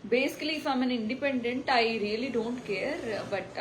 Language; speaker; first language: English; non-native, local second language; Telugu